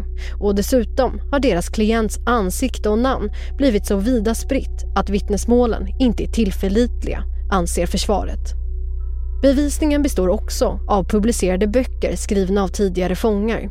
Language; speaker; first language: Swedish; native; Swedish